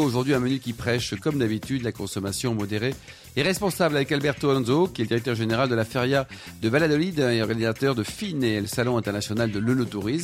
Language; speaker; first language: French; native; French